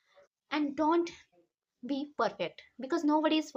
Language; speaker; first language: English; non-native, learner; Hindi